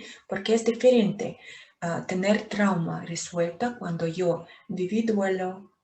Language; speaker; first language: Spanish; non-native, fluent; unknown